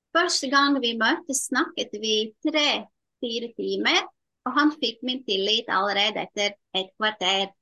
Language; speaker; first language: Norwegian; non-native, fluent; Latvian